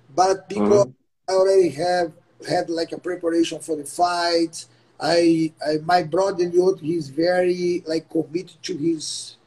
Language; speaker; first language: English; non-native, learner; Portuguese